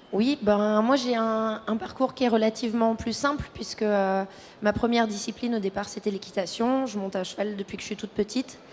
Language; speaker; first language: French; native; French